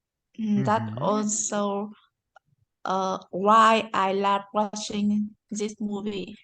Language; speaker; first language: English; non-native, learner; Vietnamese